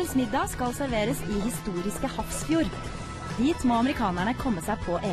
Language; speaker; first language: Norwegian; native; Norwegian